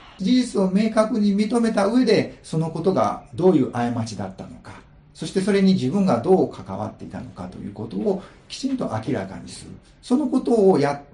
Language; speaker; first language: Japanese; native; Japanese